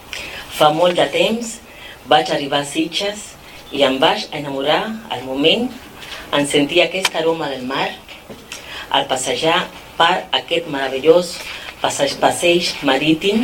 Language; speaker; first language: Catalan; non-native, fluent; Spanish